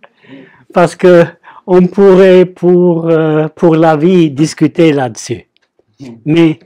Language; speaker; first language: French; non-native, fluent; English